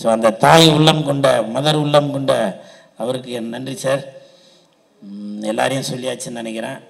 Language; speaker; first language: Tamil; native; Tamil